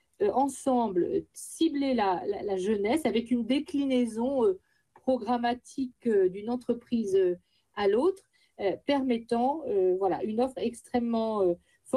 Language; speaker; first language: French; native; French